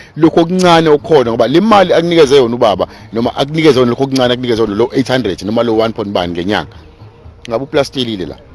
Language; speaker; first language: Zulu; native; Zulu